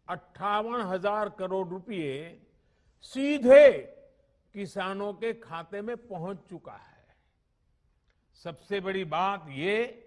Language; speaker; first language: Hindi; non-native, local second language; Gujarati